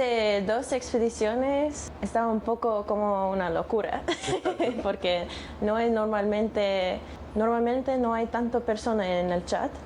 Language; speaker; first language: Spanish; non-native, learner; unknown